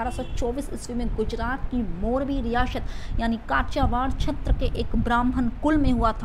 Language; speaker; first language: Hindi; native; Hindi